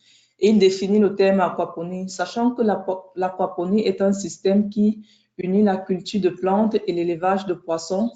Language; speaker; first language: French; native; French